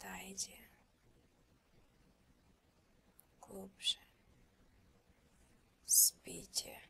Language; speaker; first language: Russian; early bilingual, heritage; Russian